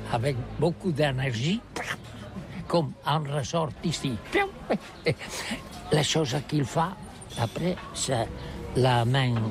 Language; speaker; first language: French; non-native, learner; Catalan